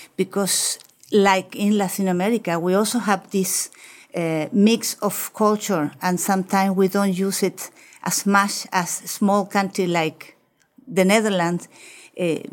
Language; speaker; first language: English; non-native, fluent; Spanish